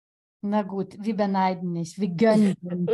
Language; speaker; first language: German; non-native, fluent; Lithuanian